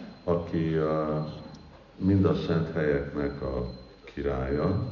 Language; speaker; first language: Hungarian; early bilingual, heritage; Hungarian